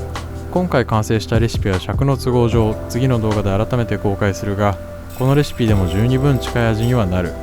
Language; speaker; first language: Japanese; native; Japanese